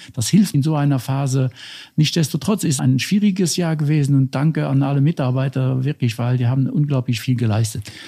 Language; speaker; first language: German; non-native, local second language; Luxembourgish